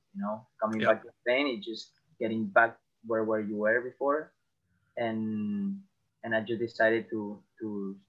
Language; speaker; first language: English; non-native, fluent; Catalan